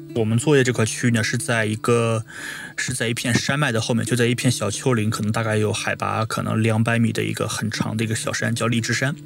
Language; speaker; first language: Chinese; native; Chinese